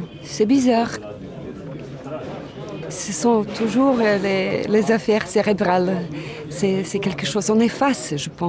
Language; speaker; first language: French; non-native, fluent; Bosnian